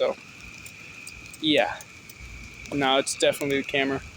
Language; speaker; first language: English; native; English